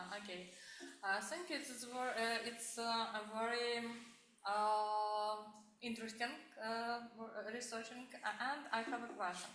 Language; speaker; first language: English; non-native, learner; Ukrainian